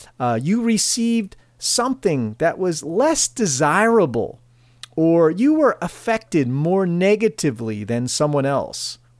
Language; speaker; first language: English; native; English